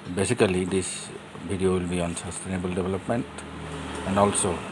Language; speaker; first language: English; non-native, local second language; Assamese